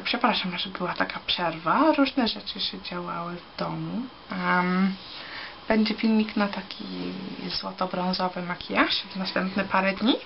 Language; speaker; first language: Polish; early bilingual, heritage; Polish